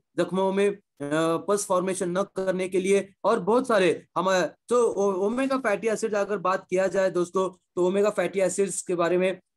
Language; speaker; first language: Hindi; non-native, local second language; Marathi